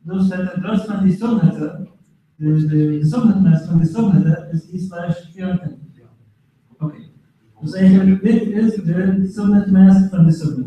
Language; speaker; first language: Dutch; non-native, fluent; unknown